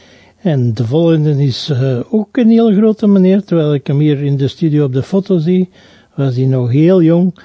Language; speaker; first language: Dutch; native; Dutch